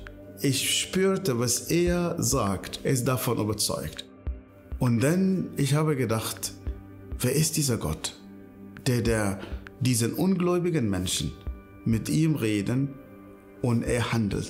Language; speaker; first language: German; non-native, fluent; Arabic